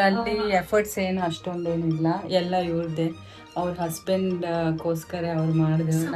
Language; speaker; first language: Kannada; non-native, learner; Telugu